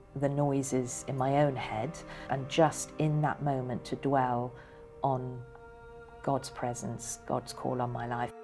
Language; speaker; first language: English; early bilingual, other home language; Persian